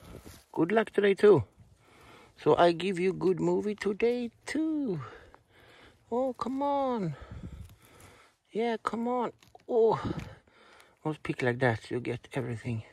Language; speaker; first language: English; non-native, learner; Swedish